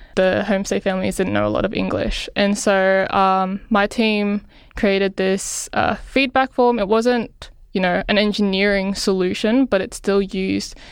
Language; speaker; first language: English; non-native, local second language; Filipino